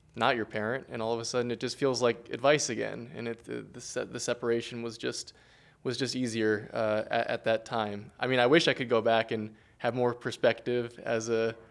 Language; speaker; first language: English; native; English